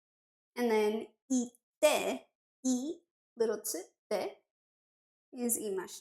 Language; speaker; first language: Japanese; non-native, learner; English